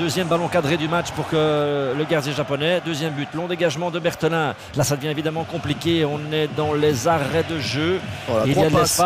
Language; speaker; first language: French; native; French